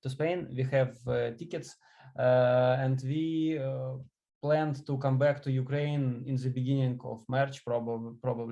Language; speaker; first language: English; non-native, learner; Ukrainian